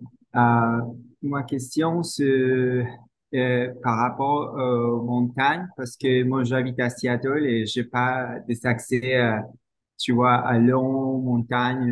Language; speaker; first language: French; non-native, fluent; English